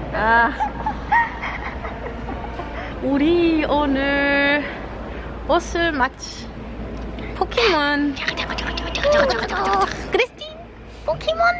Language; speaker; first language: Korean; non-native, learner; French